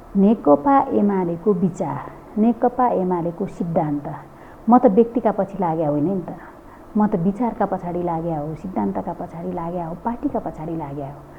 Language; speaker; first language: Nepali; non-native, local second language; Dangaura Tharu